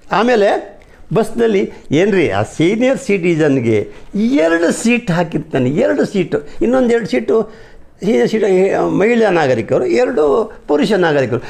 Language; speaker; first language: Kannada; native; Kannada